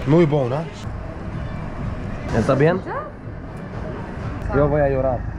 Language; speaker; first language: Spanish; non-native, learner; Swedish